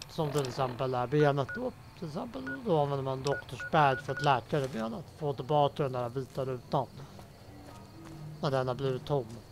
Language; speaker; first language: Swedish; native; Swedish